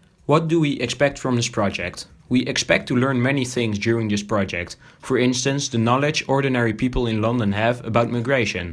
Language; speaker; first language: English; non-native, learner; Dutch